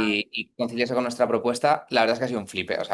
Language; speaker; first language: Spanish; native; Spanish